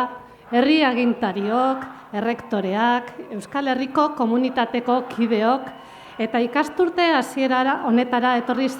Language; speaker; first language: Basque; native; Basque